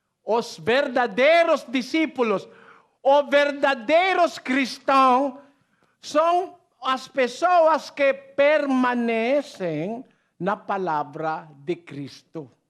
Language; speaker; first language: Portuguese; non-native, learner; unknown